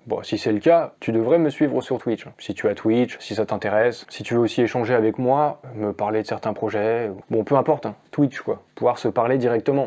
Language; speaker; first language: French; native; French